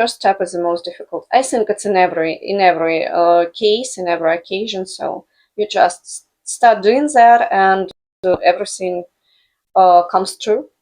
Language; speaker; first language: English; non-native, fluent; Russian